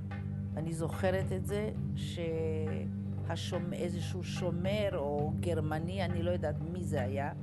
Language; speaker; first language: Hebrew; early bilingual, other home language; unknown